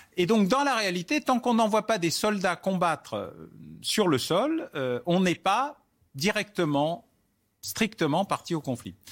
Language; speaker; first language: French; native; French